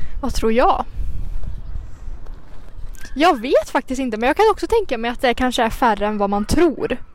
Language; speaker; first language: Swedish; native; Swedish